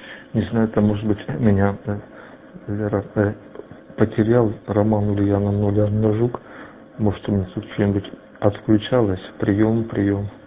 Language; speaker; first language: Russian; native; Russian